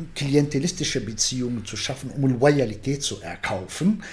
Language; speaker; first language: German; non-native, fluent; Arabic